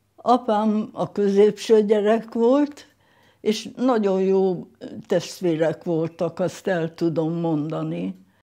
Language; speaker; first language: Hungarian; non-native, local second language; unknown